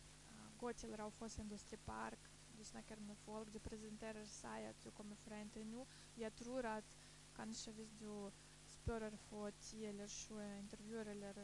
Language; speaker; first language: Norwegian; non-native, fluent; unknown